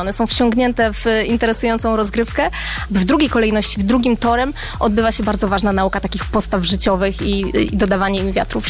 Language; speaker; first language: Polish; native; Polish